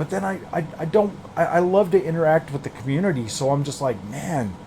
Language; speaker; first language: English; native; English